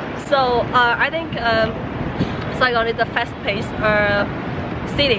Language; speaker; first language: English; non-native, fluent; Vietnamese